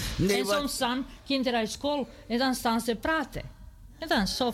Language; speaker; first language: Dutch; non-native, learner; Serbian